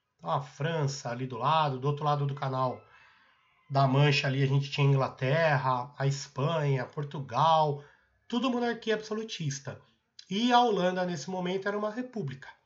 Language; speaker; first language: Portuguese; native; Portuguese